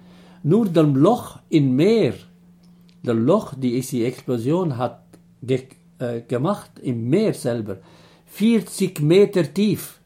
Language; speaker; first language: German; non-native, fluent; Arabic